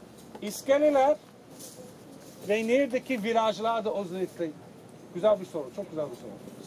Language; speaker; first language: Turkish; non-native, fluent; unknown